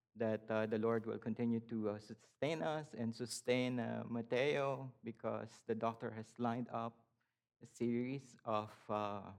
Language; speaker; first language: English; non-native, local second language; Filipino